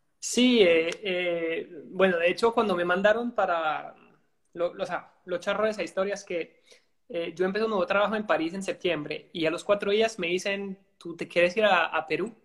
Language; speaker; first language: Spanish; non-native, fluent; French